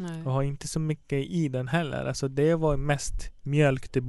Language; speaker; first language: Swedish; non-native, fluent; Arabic